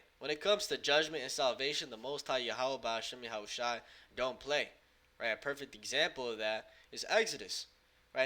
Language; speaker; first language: English; native; English